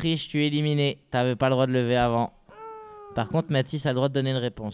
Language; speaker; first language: French; native; French